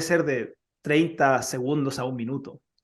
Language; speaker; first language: Spanish; native; Spanish